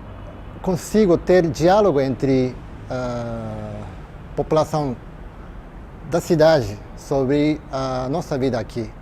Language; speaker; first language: Portuguese; non-native, fluent; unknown